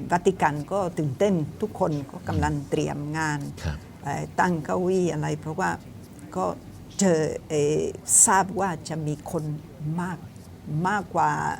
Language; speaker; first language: Thai; non-native, fluent; Spanish